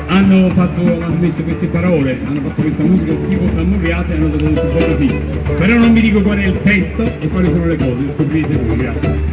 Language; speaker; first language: Italian; native; Italian